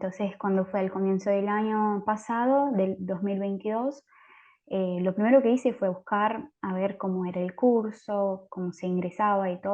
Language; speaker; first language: Spanish; native; Spanish